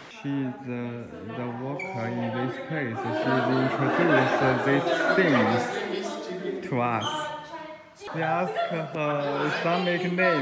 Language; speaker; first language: English; non-native, learner; Chinese